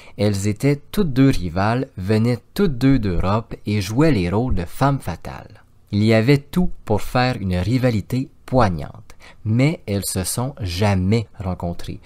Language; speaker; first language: French; native; French